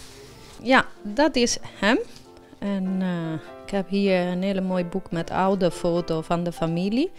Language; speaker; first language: Dutch; early bilingual, heritage; Italian